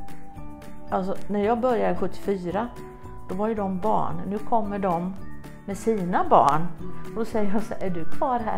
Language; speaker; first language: Swedish; native; Swedish